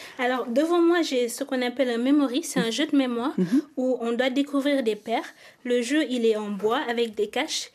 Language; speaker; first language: French; non-native, local second language; Wolof